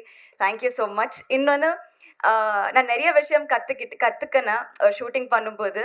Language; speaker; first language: Tamil; non-native, learner; Telugu